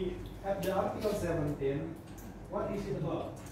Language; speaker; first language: English; non-native, fluent; Indonesian